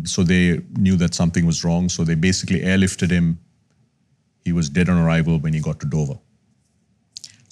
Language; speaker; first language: English; non-native, local second language; Tamil